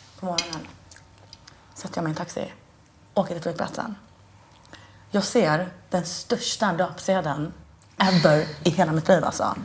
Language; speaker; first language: Swedish; early bilingual, other home language; Turkish